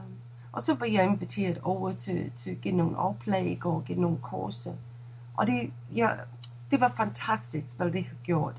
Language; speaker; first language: Danish; non-native, fluent; English